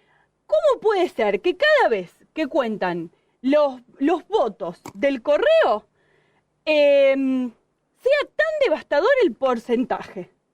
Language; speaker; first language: Spanish; native; Spanish